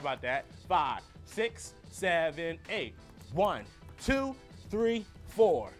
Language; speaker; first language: English; native; English